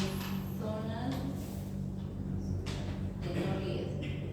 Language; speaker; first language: Spanish; native; Spanish